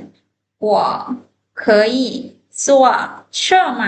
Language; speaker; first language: Chinese; non-native, fluent; Lao